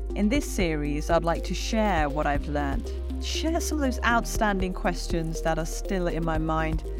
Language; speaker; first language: English; native; English